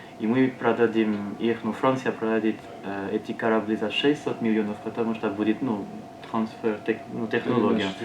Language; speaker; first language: Russian; non-native, learner; French